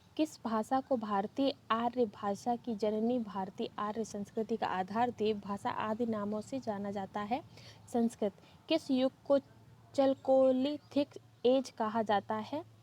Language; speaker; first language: Hindi; native; Hindi